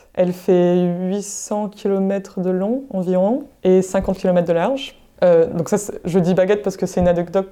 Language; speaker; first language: French; non-native, local second language; English